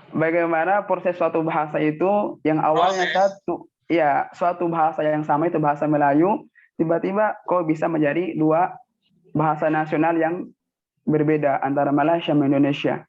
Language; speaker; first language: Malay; non-native, local second language; Javanese